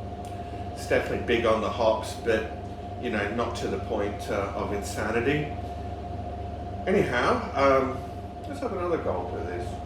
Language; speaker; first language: English; native; English